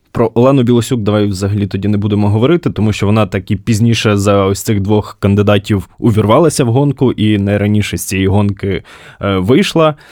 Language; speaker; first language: Ukrainian; native; Ukrainian